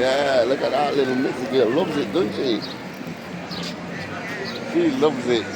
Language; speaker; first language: English; native; English